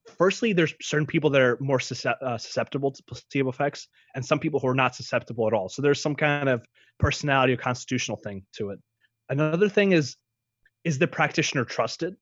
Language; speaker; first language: English; early bilingual, other home language; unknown